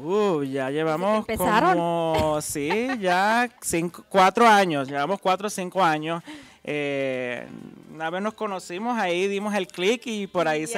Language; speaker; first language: Spanish; native; Spanish